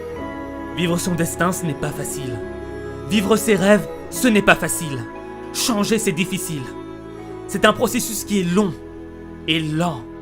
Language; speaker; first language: French; non-native, local second language; Haitian Creole